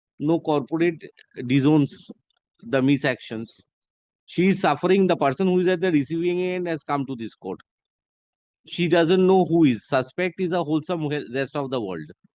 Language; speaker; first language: English; non-native, local second language; Bangla